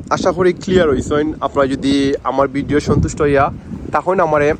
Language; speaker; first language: Bangla; native; Bangla